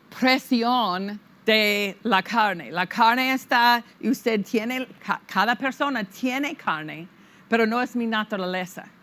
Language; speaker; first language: Spanish; non-native, fluent; English